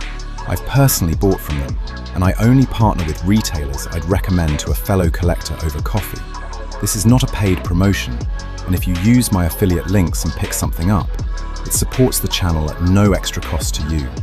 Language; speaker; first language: English; native; English